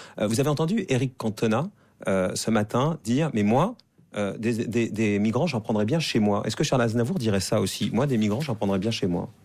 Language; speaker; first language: French; native; French